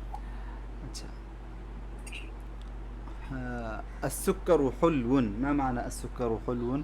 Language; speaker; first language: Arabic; non-native, fluent; Bangla